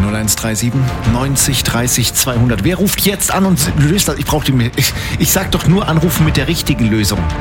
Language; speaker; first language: German; native; German